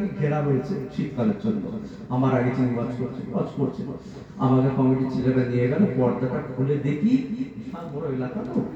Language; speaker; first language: Bangla; native; Bangla